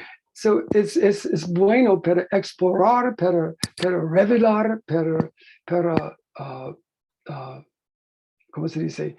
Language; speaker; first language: Spanish; non-native, learner; English